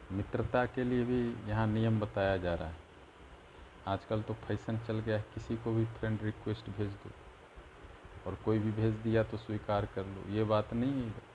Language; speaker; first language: Hindi; native; Hindi